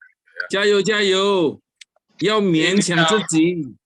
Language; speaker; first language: Chinese; early bilingual, heritage; Chinese